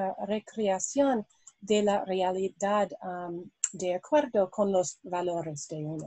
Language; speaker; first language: Spanish; non-native, learner; English